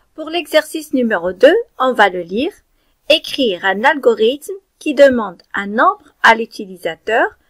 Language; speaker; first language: French; non-native, local second language; Arabic